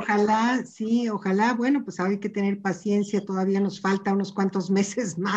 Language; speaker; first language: Spanish; native; Spanish